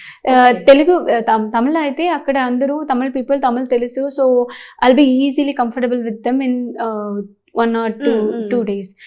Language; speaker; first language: Telugu; non-native, learner; Tamil